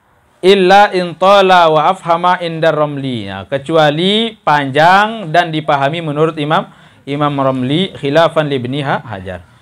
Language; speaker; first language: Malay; non-native, local second language; Sasak